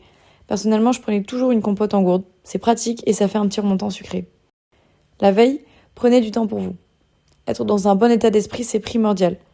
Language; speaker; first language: French; native; French